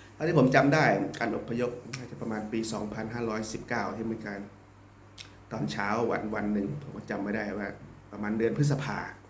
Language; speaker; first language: Thai; native; Thai